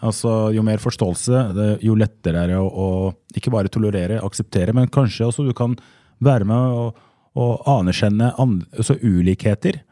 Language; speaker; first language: Norwegian; native; Norwegian